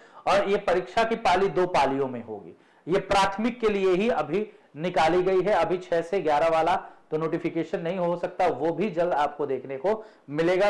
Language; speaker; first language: Hindi; native; Hindi